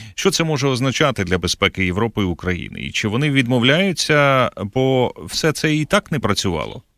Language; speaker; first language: Ukrainian; native; Ukrainian